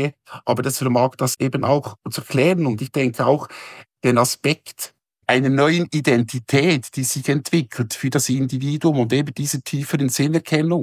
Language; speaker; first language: German; native; German